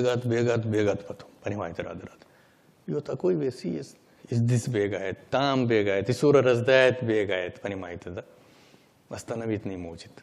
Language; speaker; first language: Russian; non-native, learner; Hindi